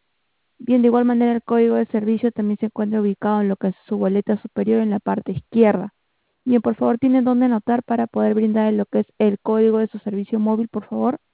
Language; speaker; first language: Spanish; native; Spanish